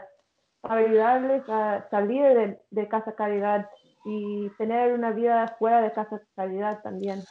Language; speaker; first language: Spanish; early bilingual, heritage; English